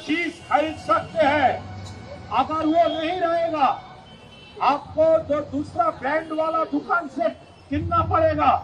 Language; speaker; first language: Hindi; non-native, local second language; Bangla